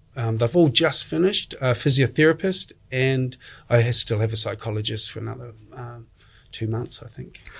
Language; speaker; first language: English; native; English